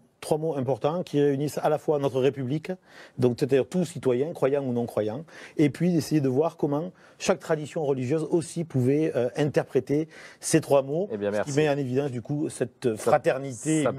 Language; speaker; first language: French; native; French